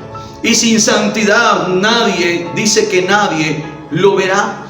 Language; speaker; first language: Spanish; native; Spanish